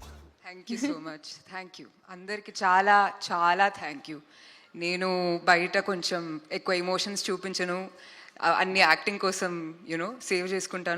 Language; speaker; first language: Telugu; non-native, fluent; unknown